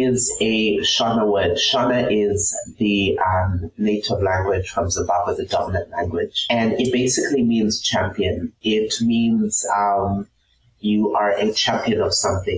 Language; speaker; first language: English; non-native, local second language; Shona